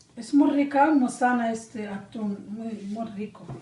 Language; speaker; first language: Spanish; non-native, learner; Arabic